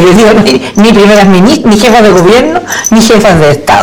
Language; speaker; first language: Spanish; native; Spanish